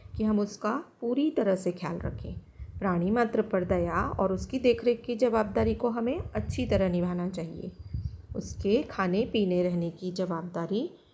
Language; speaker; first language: Hindi; non-native, local second language; Marathi